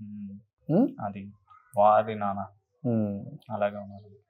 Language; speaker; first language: Telugu; non-native, local second language; Kannada